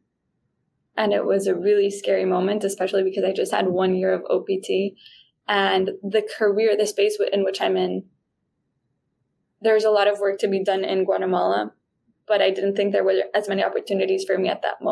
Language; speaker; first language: English; non-native, fluent; Spanish